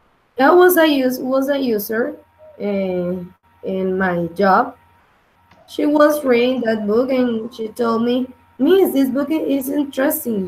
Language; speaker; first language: English; non-native, learner; Spanish